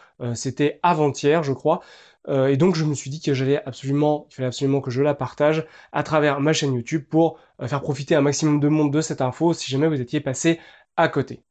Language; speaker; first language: French; native; French